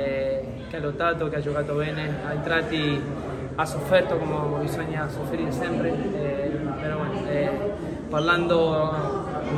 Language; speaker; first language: Italian; non-native, fluent; Spanish